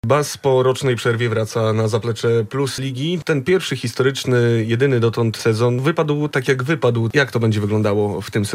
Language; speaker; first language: Polish; native; Polish